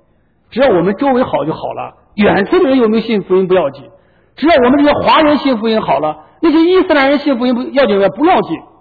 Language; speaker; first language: Chinese; native; Chinese